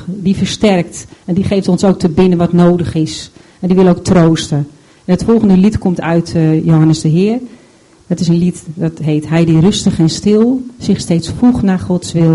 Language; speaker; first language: Dutch; native; Dutch